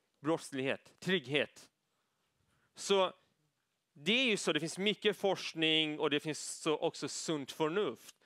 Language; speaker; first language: Swedish; early bilingual, other home language; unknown